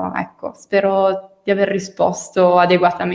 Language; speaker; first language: Italian; native; Italian